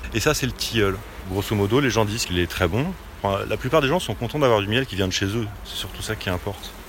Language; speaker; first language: French; native; French